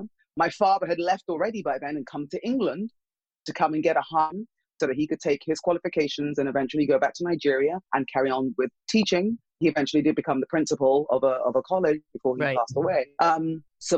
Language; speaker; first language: English; native; English